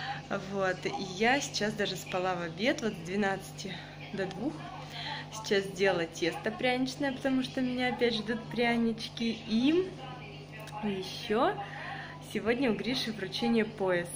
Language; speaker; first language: Russian; native; Russian